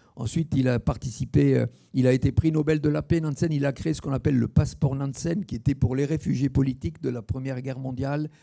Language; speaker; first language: French; native; French